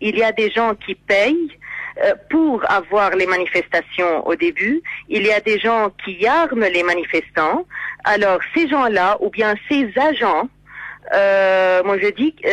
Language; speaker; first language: French; non-native, fluent; Arabic